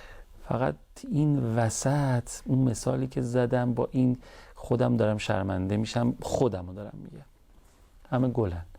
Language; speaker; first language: Persian; native; Persian